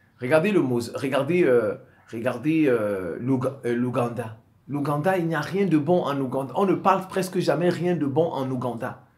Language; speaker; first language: French; non-native, local second language; Sango